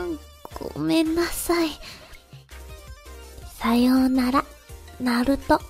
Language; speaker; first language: Japanese; non-native, learner; English